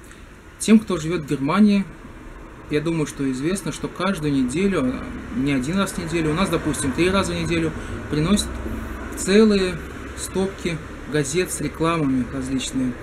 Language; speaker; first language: Russian; native; Russian